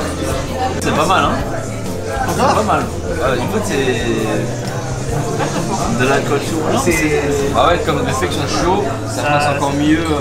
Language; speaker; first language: French; native; French